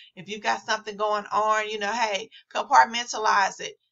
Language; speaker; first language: English; native; English